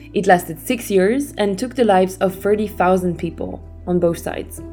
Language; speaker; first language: English; early bilingual, other home language; Armenian